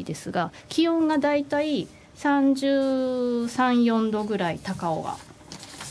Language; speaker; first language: Japanese; native; Japanese